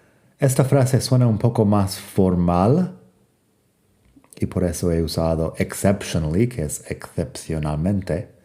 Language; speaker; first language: Spanish; non-native, fluent; English